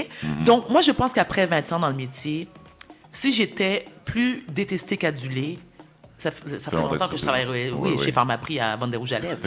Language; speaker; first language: French; native; French